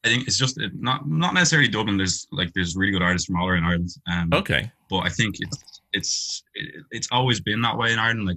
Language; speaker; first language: English; native; English